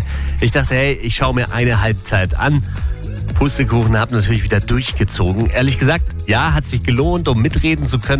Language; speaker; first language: German; native; German